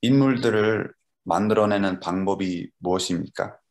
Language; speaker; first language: Korean; non-native, learner; Dutch